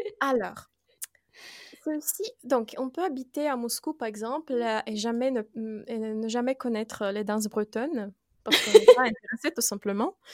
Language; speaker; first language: French; non-native, fluent; Russian